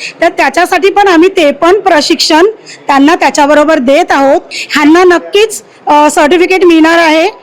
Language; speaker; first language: Marathi; native; Marathi